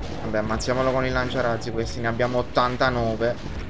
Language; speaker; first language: Italian; native; Italian